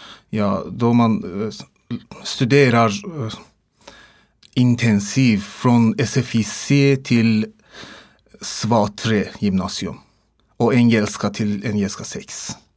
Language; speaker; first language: Swedish; non-native, learner; Persian